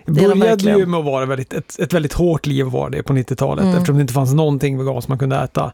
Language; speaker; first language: Swedish; native; Swedish